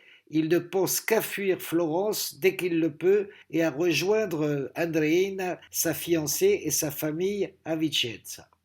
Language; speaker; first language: French; native; French